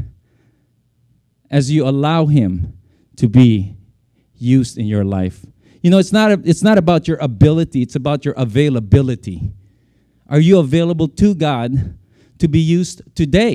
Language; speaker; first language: English; non-native, local second language; Filipino